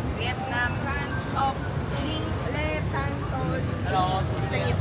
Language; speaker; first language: English; non-native, learner; Vietnamese